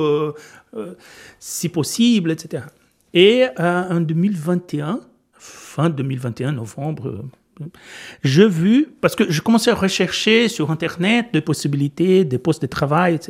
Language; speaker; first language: French; non-native, fluent; Portuguese